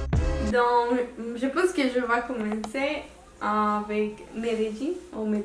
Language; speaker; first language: French; non-native, local second language; Spanish